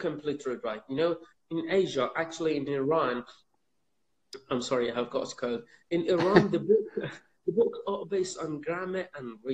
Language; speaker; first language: English; non-native, fluent; Persian